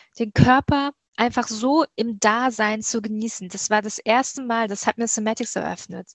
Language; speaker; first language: German; native; German